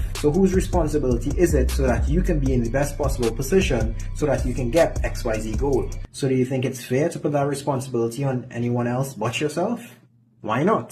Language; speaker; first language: English; native; English